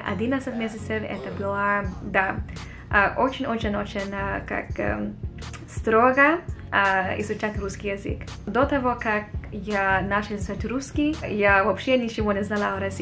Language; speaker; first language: Russian; non-native, fluent; Swedish